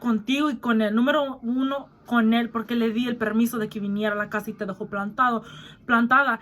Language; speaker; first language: Spanish; early bilingual, other home language; English